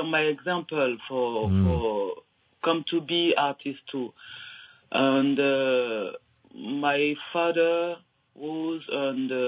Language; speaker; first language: English; non-native, learner; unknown